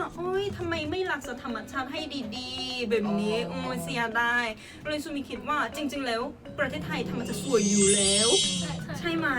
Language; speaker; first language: Thai; non-native, fluent; Korean